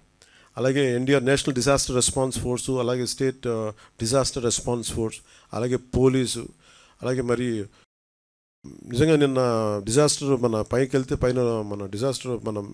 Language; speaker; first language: Telugu; native; Telugu